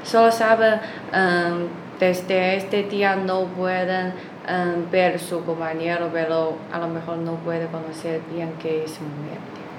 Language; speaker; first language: Spanish; non-native, learner; Chinese